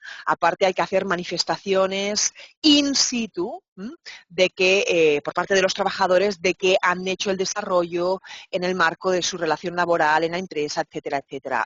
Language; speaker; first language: Spanish; native; Spanish